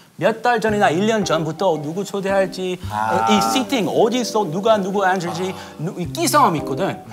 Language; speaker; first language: Korean; non-native, fluent; English